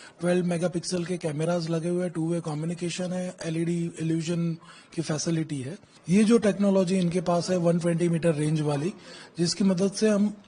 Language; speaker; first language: Hindi; non-native, local second language; Gujarati